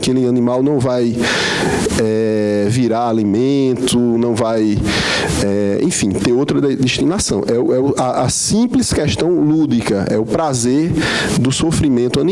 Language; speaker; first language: Portuguese; native; Portuguese